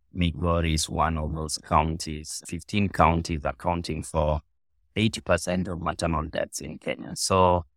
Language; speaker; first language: English; non-native, local second language; Luo (Kenya and Tanzania)